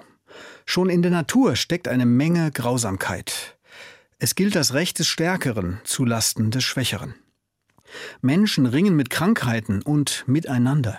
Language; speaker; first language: German; native; German